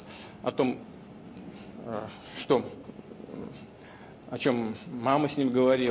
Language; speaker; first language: Russian; native; Russian